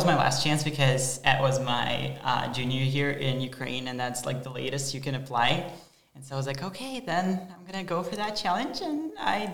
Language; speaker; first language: English; non-native, fluent; Ukrainian